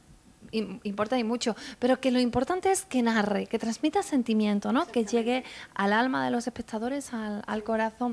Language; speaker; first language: Spanish; native; Spanish